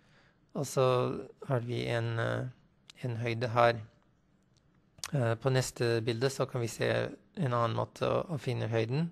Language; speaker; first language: Norwegian; non-native, fluent; English